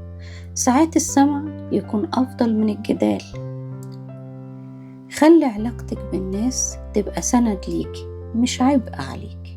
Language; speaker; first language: Arabic; native; Arabic